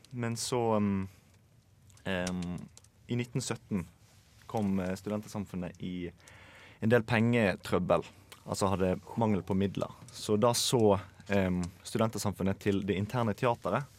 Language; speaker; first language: Norwegian; native; Norwegian